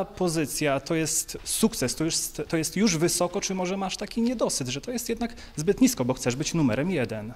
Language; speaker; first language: Polish; native; Polish